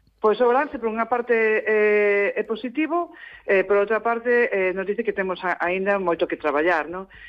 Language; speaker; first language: Galician; non-native, local second language; Spanish